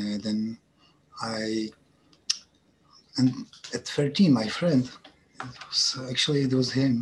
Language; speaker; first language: English; non-native, learner; Czech